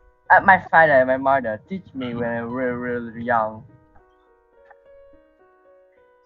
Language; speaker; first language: English; non-native, learner; Vietnamese